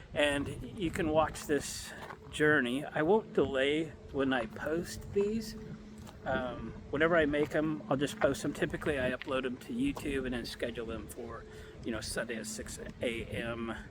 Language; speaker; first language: English; native; English